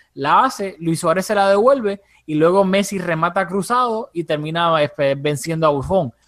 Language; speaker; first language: Spanish; early bilingual, heritage; Spanish